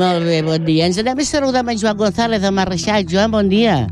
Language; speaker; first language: Catalan; native; Catalan